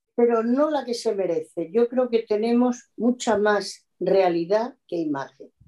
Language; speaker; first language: Spanish; native; Spanish